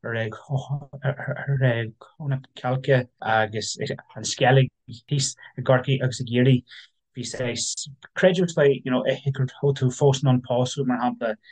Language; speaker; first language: Irish; non-native, local second language; English